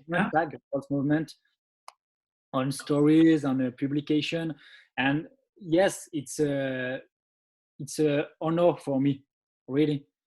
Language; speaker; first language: English; non-native, learner; French